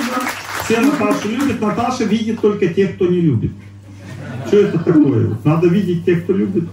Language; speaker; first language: Russian; native; Russian